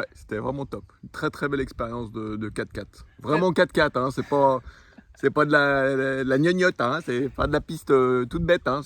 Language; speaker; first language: French; native; French